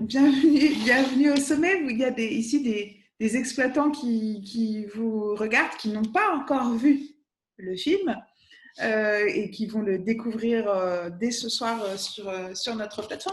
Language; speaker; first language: French; native; French